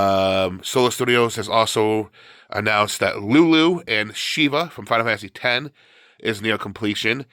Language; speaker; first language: English; native; English